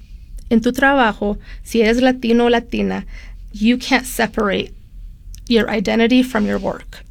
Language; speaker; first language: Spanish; early bilingual, heritage; Spanish